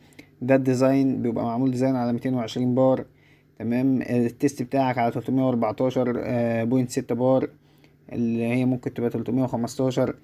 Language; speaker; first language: Arabic; native; Arabic